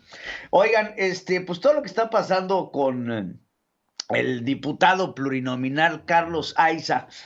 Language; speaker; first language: Spanish; native; Spanish